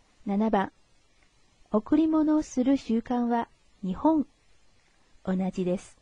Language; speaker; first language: Japanese; non-native, fluent; Chinese